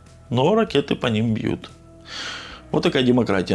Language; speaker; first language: Russian; native; Russian